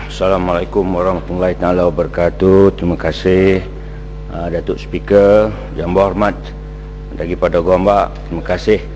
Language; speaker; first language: Malay; native; Malay